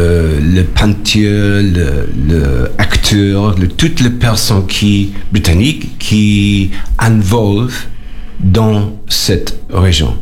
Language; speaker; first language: French; non-native, learner; English